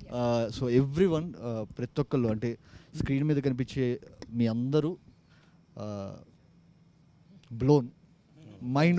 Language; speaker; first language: Telugu; native; Telugu